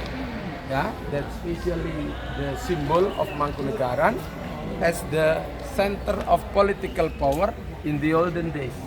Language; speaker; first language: English; non-native, learner; Indonesian